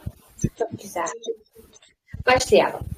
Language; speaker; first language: Turkish; non-native, fluent; Uzbek